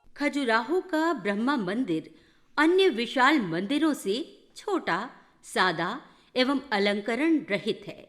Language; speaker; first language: Hindi; native; Hindi